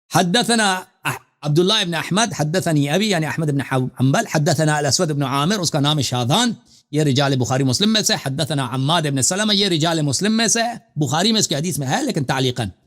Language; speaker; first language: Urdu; non-native, fluent; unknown